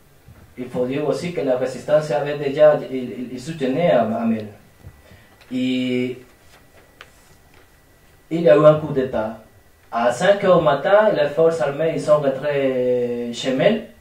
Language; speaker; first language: French; non-native, fluent; Spanish